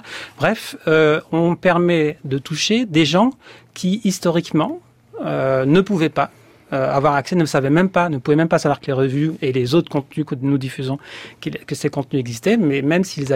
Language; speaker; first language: French; native; French